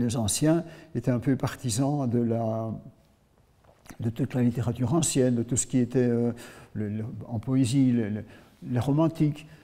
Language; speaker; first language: French; native; French